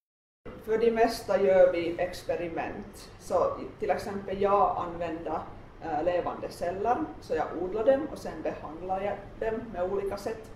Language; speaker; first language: Swedish; non-native, local second language; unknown